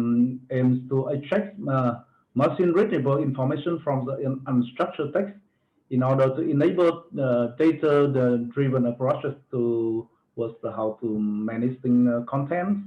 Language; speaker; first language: English; non-native, fluent; Vietnamese